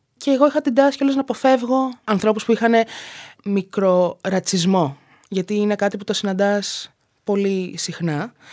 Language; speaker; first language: Greek; native; Greek